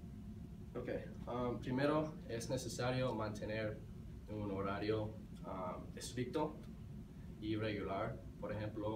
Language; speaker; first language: Spanish; non-native, learner; English